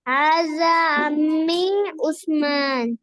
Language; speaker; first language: Arabic; non-native, learner; Urdu